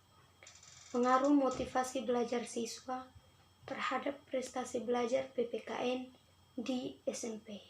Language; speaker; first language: Indonesian; non-native, local second language; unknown